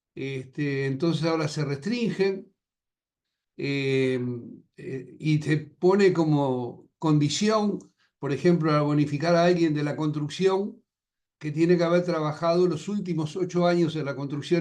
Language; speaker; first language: Spanish; native; Spanish